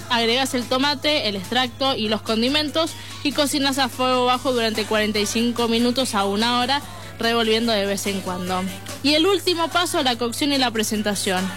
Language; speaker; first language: Spanish; native; Spanish